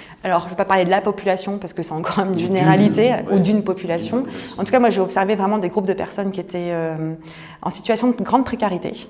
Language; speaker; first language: French; native; French